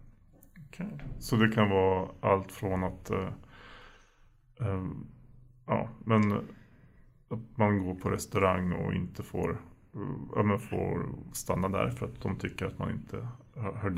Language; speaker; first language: Swedish; native; Swedish